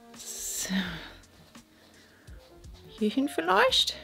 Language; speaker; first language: German; native; German